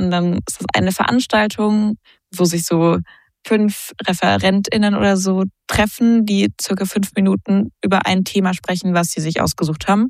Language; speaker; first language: German; native; German